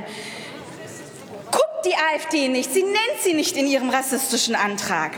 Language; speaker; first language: German; early bilingual, other home language; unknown